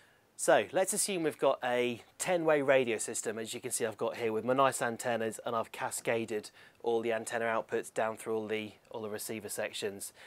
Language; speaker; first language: English; native; English